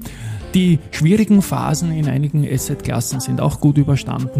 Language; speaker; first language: German; native; German